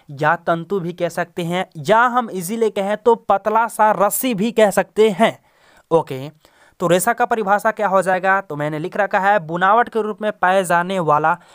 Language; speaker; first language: Hindi; native; Hindi